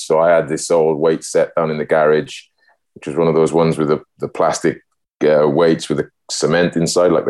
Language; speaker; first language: English; native; English